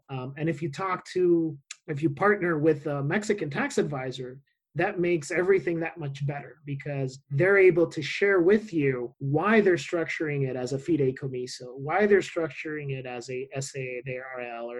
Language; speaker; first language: English; non-native, fluent; Spanish